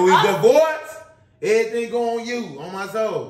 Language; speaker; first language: English; native; English